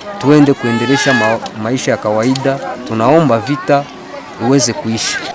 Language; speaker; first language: Swahili; native; Swahili